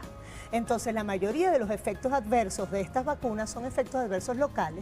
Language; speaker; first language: Spanish; native; Spanish